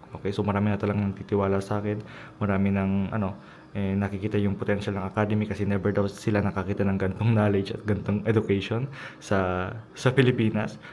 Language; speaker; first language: Filipino; early bilingual, heritage; Filipino